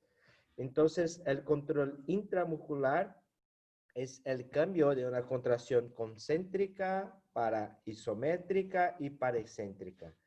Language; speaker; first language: Spanish; non-native, fluent; Portuguese